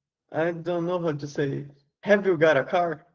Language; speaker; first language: English; non-native, learner; Portuguese